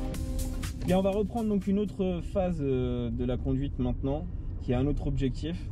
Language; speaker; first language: French; native; French